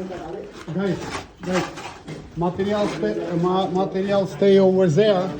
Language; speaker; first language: English; non-native, learner; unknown